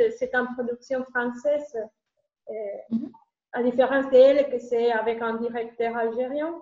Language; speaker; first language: French; non-native, learner; Spanish